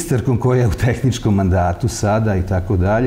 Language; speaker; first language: Serbian; native; Serbian